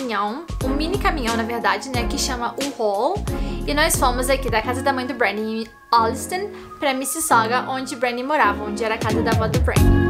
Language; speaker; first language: Portuguese; native; Portuguese